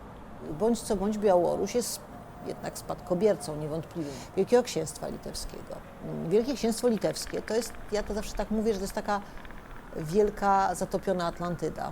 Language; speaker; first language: Polish; native; Polish